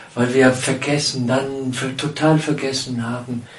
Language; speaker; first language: German; non-native, fluent; Danish